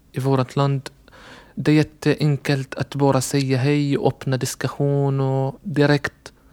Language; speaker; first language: Swedish; non-native, learner; Arabic